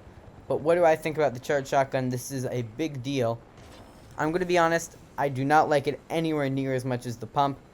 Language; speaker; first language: English; native; English